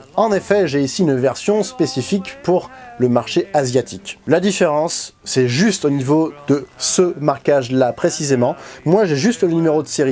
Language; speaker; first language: French; native; French